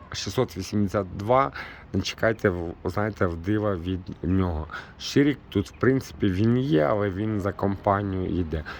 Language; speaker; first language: Ukrainian; non-native, local second language; Russian